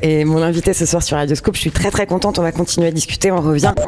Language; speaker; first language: French; native; French